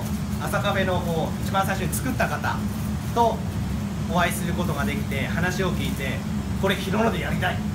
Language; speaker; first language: Japanese; native; Japanese